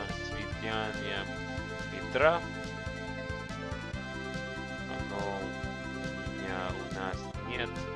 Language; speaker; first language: Russian; non-native, learner; English